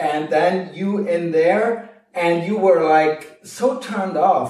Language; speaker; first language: English; non-native, fluent; German